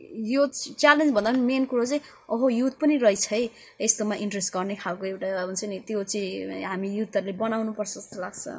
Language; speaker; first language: Nepali; early bilingual, heritage; Nepali